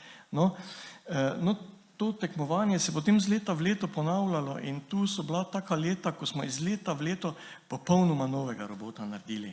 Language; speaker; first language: Slovenian; native; Slovenian